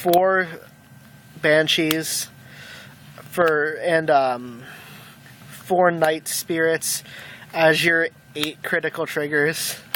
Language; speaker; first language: English; native; English